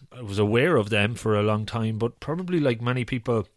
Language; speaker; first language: English; native; English